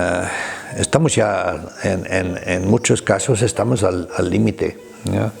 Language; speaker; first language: Spanish; non-native, fluent; German